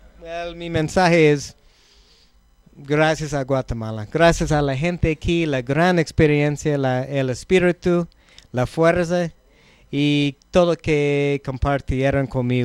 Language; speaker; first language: Spanish; non-native, learner; English